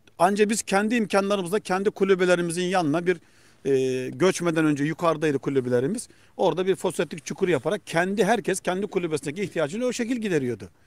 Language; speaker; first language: Turkish; native; Turkish